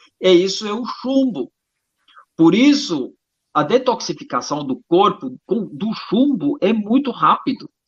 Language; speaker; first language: Portuguese; non-native, fluent; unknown